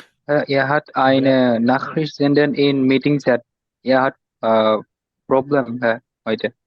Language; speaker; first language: German; non-native, learner; Bangla